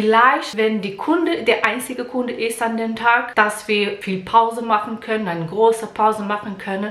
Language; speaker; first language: German; non-native, learner; Portuguese